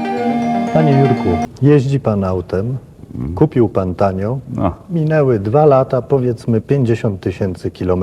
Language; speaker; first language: Polish; native; Polish